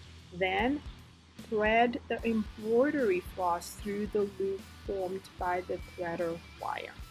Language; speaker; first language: English; native; English